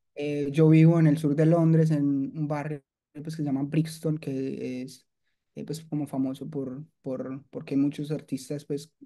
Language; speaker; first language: Spanish; native; Spanish